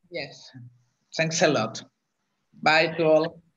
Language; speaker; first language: English; non-native, fluent; Spanish